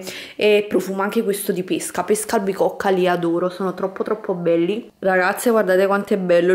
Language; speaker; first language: Italian; native; Italian